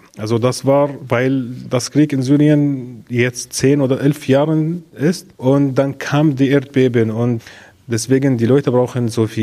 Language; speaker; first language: German; non-native, learner; Arabic